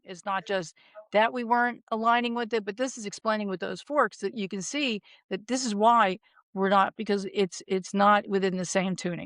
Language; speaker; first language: English; native; English